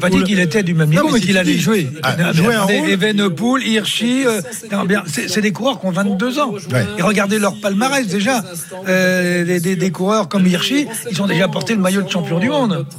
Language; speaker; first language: French; native; French